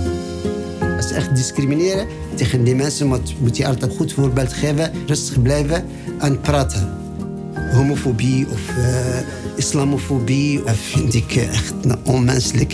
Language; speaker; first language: Dutch; non-native, learner; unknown